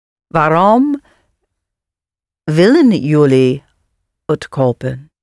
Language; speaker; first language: Dutch; non-native, learner; English